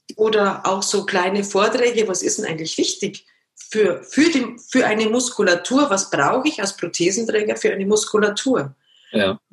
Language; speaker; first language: German; native; German